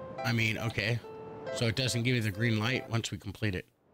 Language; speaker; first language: English; native; English